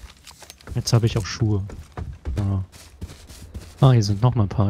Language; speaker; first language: German; native; German